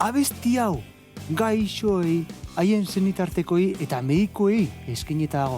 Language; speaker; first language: Basque; native; Basque